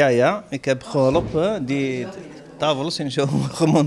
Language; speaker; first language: Dutch; non-native, learner; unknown